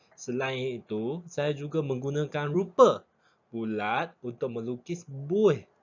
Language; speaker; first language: Malay; non-native, local second language; Chinese